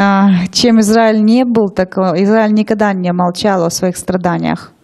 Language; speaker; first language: Russian; native; Russian